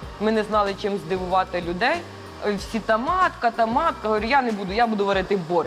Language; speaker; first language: Ukrainian; native; Ukrainian